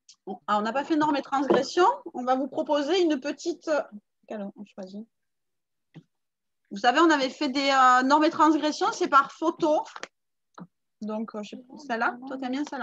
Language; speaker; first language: French; native; French